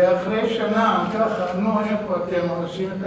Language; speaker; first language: Hebrew; non-native, fluent; Arabic